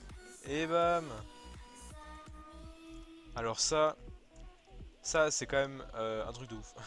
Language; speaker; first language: French; native; French